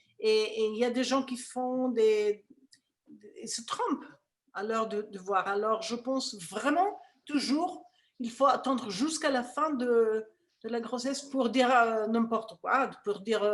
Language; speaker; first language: French; non-native, fluent; Spanish